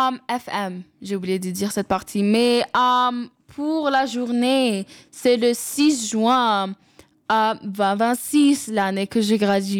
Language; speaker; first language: French; non-native, local second language; English